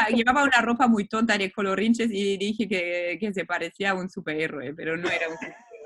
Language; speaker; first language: Spanish; non-native, fluent; German